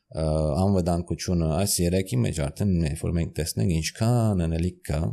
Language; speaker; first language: Armenian; early bilingual, heritage; Armenian